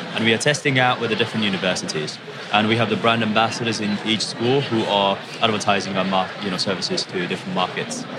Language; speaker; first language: English; non-native, fluent; Japanese